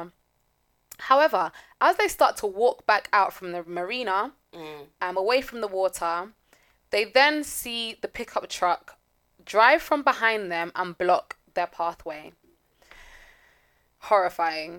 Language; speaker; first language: English; native; English